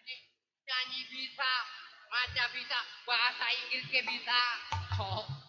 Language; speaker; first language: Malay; non-native, local second language; Sundanese